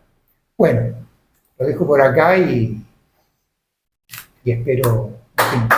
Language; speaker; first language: Spanish; native; Spanish